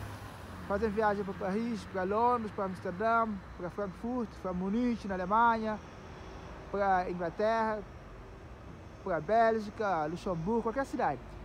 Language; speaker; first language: Portuguese; non-native, local second language; Kabuverdianu